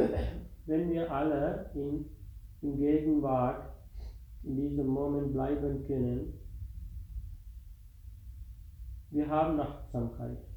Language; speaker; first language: German; non-native, fluent; Sinhala